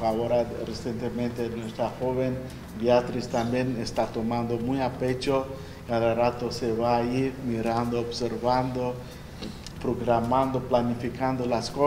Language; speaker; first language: Spanish; non-native, fluent; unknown